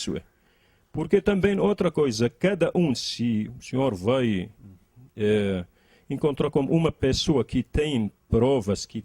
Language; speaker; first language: Portuguese; non-native, learner; Arabic